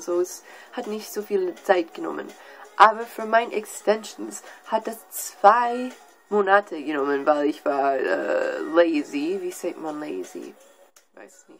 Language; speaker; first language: German; non-native, learner; English